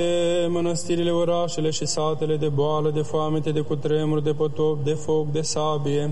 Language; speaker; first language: Romanian; native; Romanian